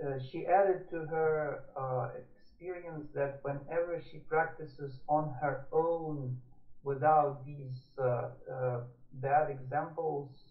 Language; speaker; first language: English; non-native, fluent; Russian